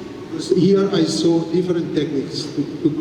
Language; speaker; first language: English; non-native, fluent; Italian